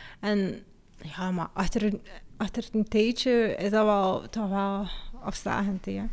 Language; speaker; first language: Dutch; early bilingual, other home language; Amharic